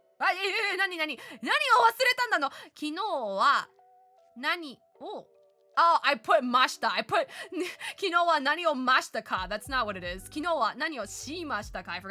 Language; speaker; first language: Japanese; non-native, learner; English